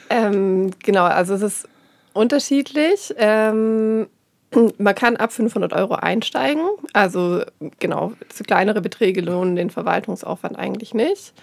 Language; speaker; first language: German; native; German